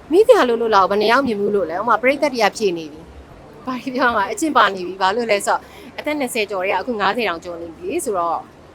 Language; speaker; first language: Burmese; native; Burmese